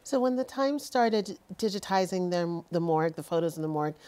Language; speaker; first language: English; native; English